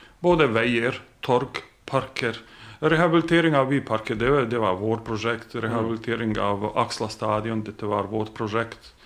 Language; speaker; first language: Norwegian; non-native, fluent; Bosnian